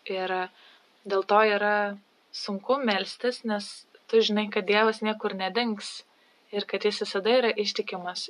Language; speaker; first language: Lithuanian; native; Lithuanian